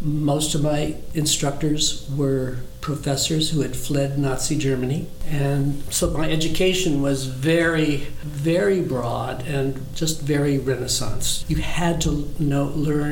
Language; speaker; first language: English; early bilingual, other home language; German